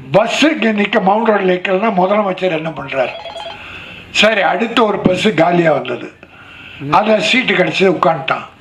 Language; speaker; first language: Tamil; native; Tamil